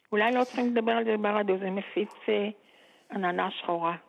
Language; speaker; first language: Hebrew; native; Hebrew